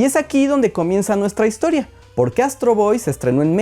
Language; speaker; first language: Spanish; native; Spanish